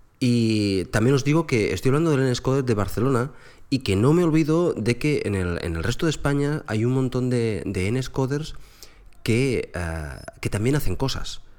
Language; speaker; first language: Spanish; native; Spanish